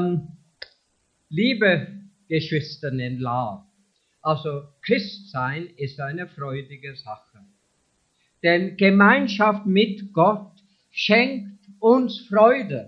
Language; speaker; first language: German; non-native, fluent; English